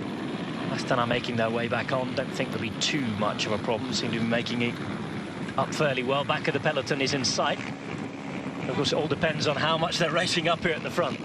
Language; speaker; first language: English; native; English